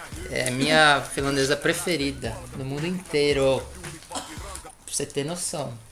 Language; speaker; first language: Portuguese; native; Portuguese